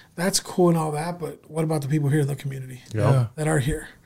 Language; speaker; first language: English; native; English